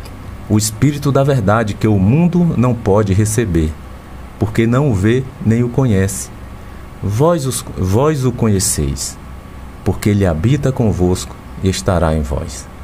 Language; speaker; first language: Portuguese; native; Portuguese